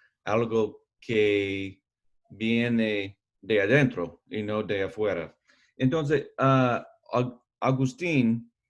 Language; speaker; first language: Spanish; non-native, learner; English